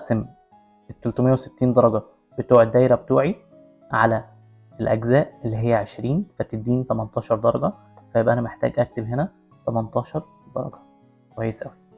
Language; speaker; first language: Arabic; native; Arabic